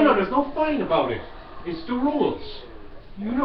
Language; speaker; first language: English; native; English